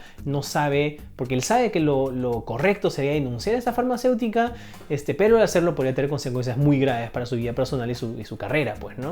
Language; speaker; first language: Spanish; native; Spanish